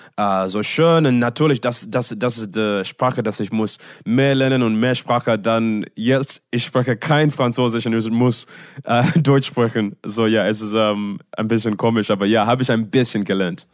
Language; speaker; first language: German; non-native, learner; English